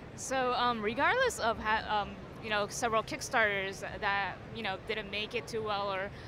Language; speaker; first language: English; non-native, fluent; Japanese